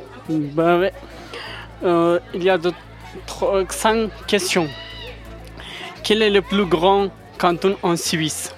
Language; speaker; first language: French; non-native, learner; Pashto